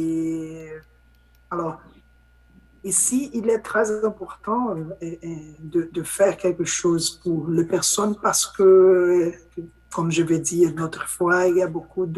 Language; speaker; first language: French; non-native, learner; Portuguese